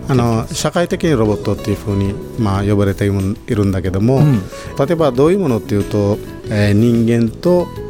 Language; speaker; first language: Japanese; non-native, fluent; Sinhala